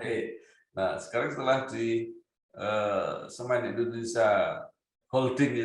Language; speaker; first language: Indonesian; native; Indonesian